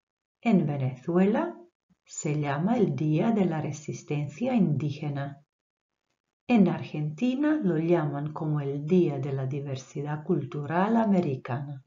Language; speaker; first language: Spanish; non-native, fluent; Croatian